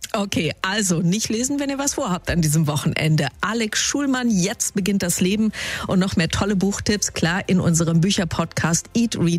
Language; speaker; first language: German; native; German